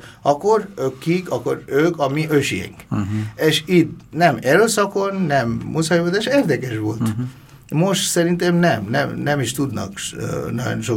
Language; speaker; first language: Hungarian; non-native, fluent; Bangla